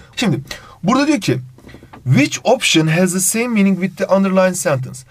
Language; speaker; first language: English; non-native, fluent; Turkish